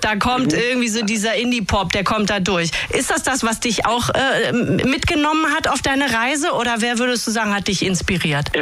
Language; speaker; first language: German; native; German